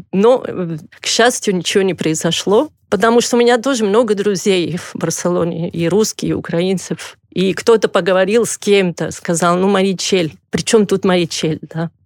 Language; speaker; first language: Russian; non-native, fluent; Catalan